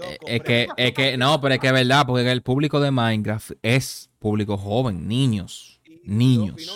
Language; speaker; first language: Spanish; native; Spanish